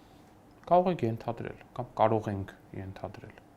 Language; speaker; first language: Armenian; native; Armenian